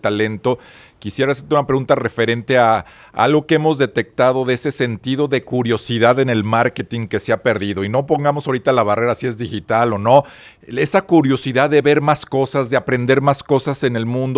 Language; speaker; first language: Spanish; native; Spanish